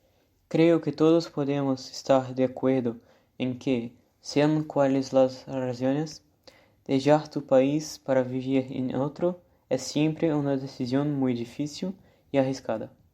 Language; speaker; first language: Spanish; non-native, learner; Portuguese